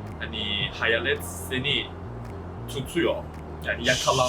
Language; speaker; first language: Turkish; non-native, learner; Chinese